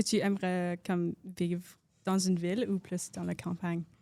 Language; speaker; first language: French; non-native, local second language; English